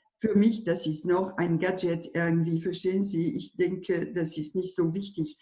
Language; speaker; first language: German; non-native, fluent; French